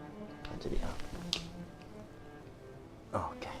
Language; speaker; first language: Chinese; non-native, fluent; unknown